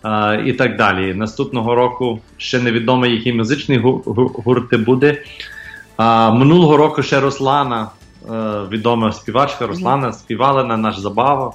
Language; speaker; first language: Ukrainian; early bilingual, heritage; English